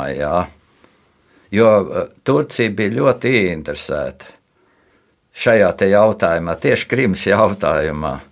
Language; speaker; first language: Latvian; native; Latvian